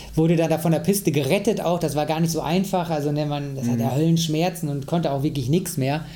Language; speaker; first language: German; native; German